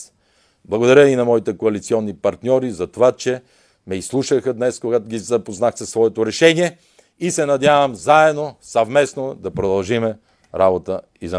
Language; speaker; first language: Bulgarian; native; Bulgarian